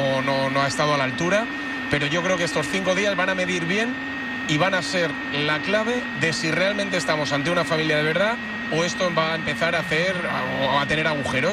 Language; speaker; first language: Spanish; native; Spanish